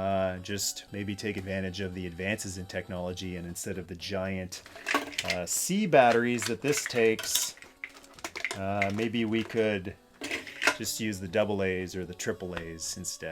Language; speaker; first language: English; native; English